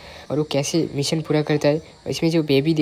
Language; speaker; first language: Hindi; native; Hindi